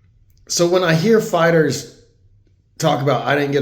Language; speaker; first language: English; native; English